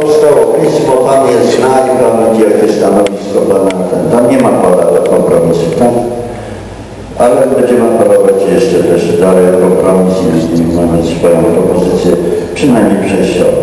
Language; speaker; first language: Polish; native; Polish